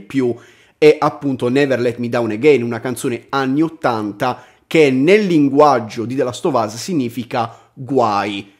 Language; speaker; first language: Italian; native; Italian